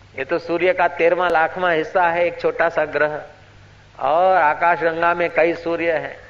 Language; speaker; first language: Hindi; non-native, local second language; Sindhi